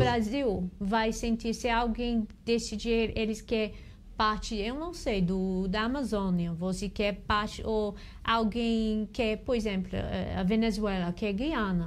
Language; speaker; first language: Portuguese; non-native, learner; English